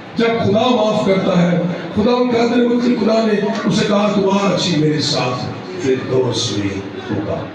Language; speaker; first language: Urdu; non-native, local second language; Punjabi